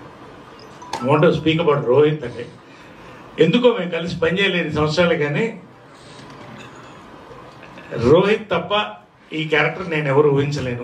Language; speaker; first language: Telugu; native; Telugu